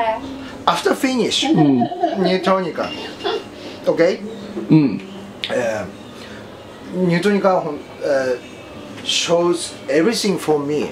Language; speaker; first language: English; non-native, learner; Japanese